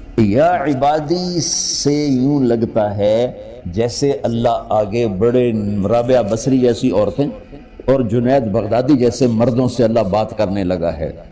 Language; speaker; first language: Urdu; non-native, local second language; Punjabi